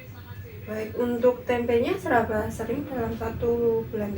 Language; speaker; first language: Indonesian; native; Indonesian